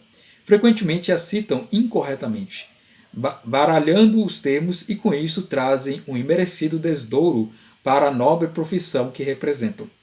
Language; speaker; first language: Portuguese; native; Portuguese